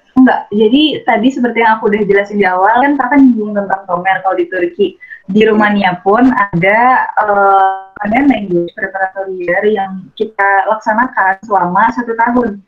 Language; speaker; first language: Indonesian; native; Indonesian